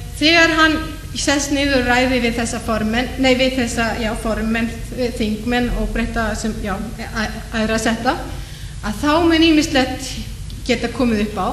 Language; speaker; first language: Icelandic; native; Icelandic